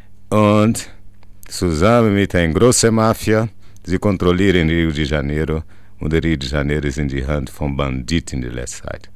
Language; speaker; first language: German; non-native, learner; Portuguese